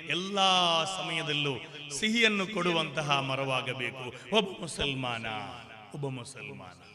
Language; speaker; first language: Kannada; non-native, local second language; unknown